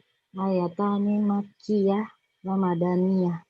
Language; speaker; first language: Arabic; non-native, learner; Indonesian